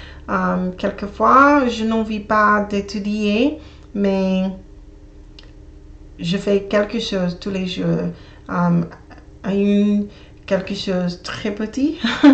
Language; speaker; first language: French; non-native, learner; English